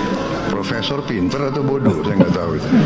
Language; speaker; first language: Indonesian; native; Indonesian